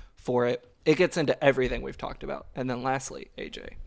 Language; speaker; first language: English; native; English